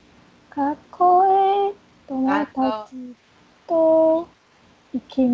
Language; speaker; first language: Japanese; non-native, learner; Chinese